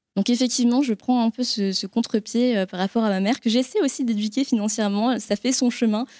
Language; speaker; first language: French; native; French